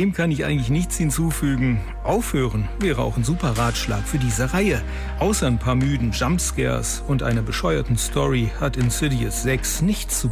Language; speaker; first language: German; native; German